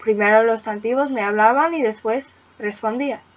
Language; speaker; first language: Spanish; non-native, learner; English